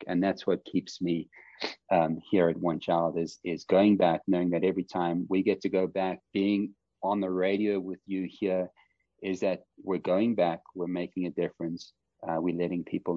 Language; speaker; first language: English; native; English